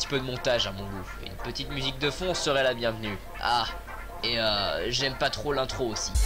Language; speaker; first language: French; native; French